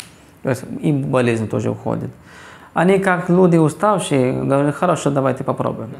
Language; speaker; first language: Russian; non-native, fluent; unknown